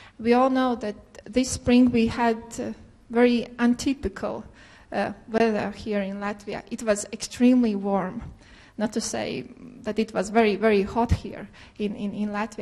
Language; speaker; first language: English; non-native, fluent; Latvian